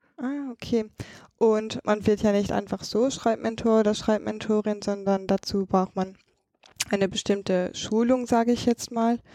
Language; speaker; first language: German; native; German